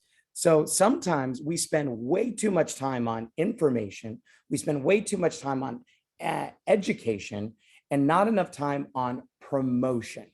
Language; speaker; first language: English; native; English